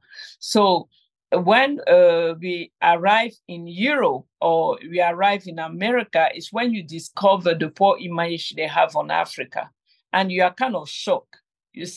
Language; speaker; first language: English; non-native, local second language; French